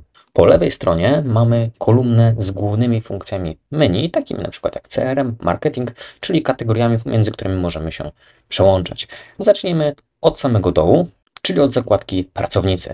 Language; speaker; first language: Polish; native; Polish